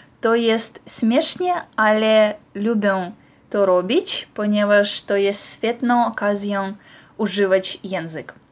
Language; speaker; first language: Polish; non-native, learner; Russian